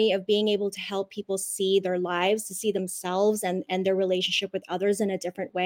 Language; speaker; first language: English; non-native, local second language; Cantonese